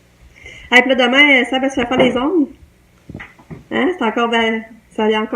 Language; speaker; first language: French; native; French